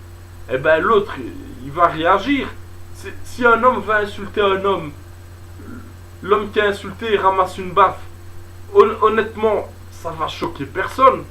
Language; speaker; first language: French; native; French